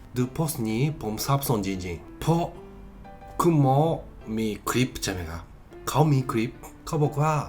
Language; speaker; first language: Thai; non-native, learner; Japanese